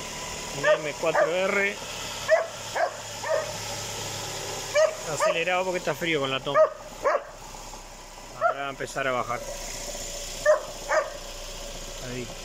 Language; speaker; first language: Spanish; native; Spanish